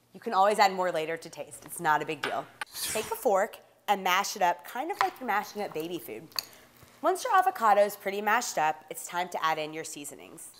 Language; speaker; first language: English; native; English